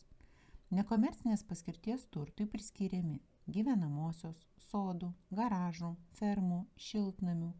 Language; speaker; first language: Lithuanian; native; Lithuanian